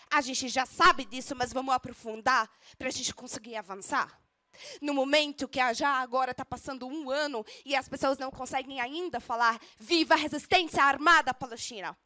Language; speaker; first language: Portuguese; non-native, fluent; Arabic